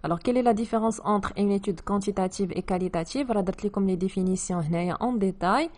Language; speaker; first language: French; non-native, local second language; Arabic